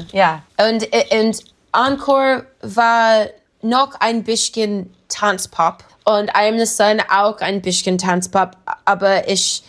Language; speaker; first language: German; non-native, learner; English